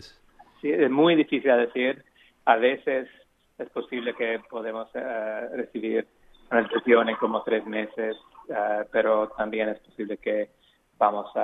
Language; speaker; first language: Spanish; non-native, fluent; English